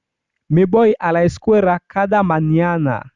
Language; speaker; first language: Spanish; non-native, fluent; Haitian Creole